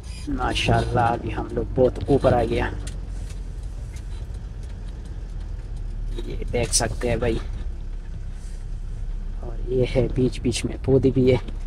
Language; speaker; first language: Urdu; non-native, local second language; Pashto